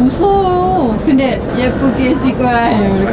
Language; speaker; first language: Korean; non-native, learner; Thai